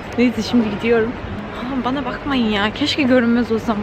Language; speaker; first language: Turkish; native; Turkish